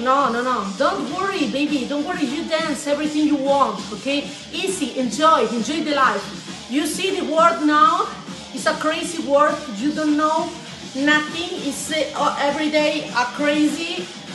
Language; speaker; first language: English; non-native, learner; Spanish